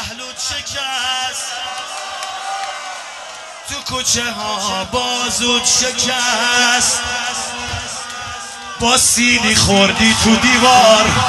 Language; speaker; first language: Persian; native; Persian